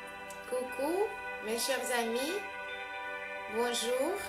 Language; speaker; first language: French; non-native, fluent; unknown